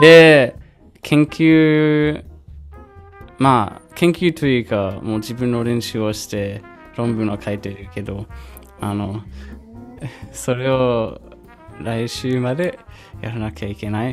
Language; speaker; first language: Japanese; non-native, fluent; English